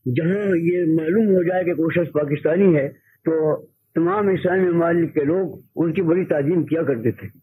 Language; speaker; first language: Urdu; native; Urdu